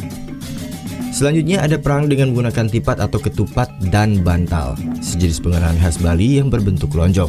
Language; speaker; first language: Indonesian; native; Indonesian